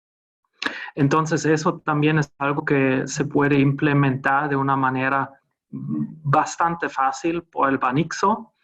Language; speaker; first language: Spanish; non-native, fluent; German